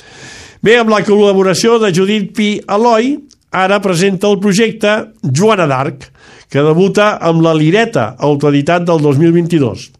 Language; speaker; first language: Catalan; native; Catalan